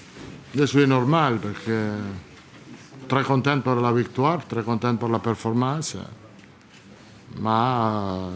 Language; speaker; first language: French; non-native, learner; Italian